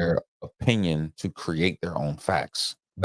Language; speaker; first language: English; native; English